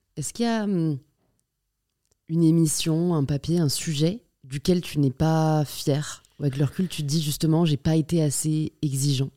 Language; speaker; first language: French; native; French